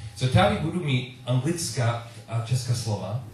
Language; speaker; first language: Czech; non-native, learner; English